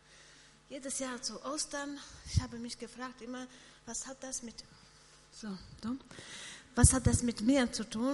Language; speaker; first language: German; non-native, fluent; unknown